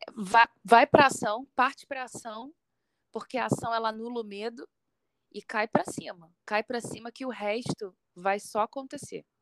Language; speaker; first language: Portuguese; native; Portuguese